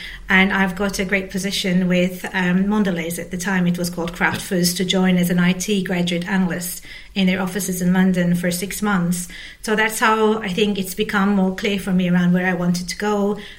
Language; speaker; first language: English; non-native, fluent; Turkish